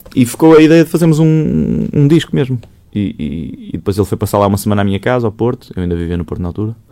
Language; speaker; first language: Portuguese; native; Portuguese